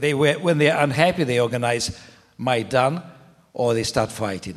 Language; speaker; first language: English; non-native, fluent; Ukrainian